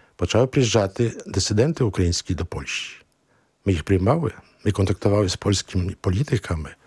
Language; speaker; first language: Ukrainian; early bilingual, heritage; Ukrainian